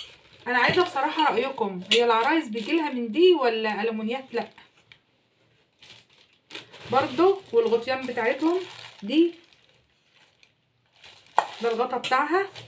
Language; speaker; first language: Arabic; native; Arabic